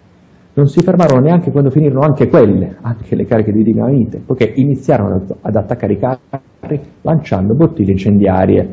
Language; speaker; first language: Italian; native; Italian